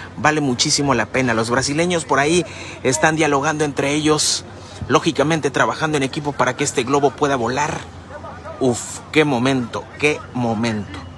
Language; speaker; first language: Spanish; native; Spanish